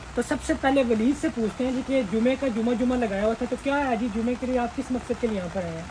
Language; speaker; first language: Urdu; non-native, local second language; Punjabi